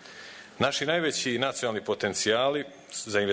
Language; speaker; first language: Serbian; native; Serbian